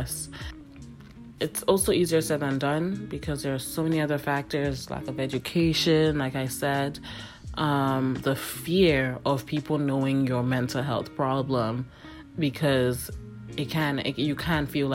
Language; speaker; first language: English; non-native, local second language; Akan